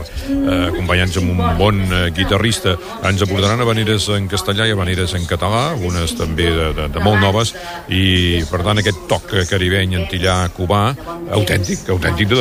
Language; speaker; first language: Catalan; native; Catalan